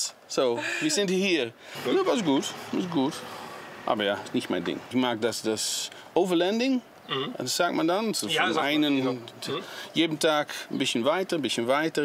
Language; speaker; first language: German; non-native, learner; Dutch